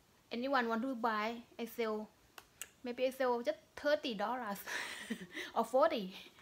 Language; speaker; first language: English; non-native, learner; Thai